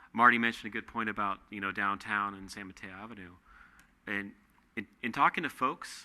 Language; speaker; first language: English; native; English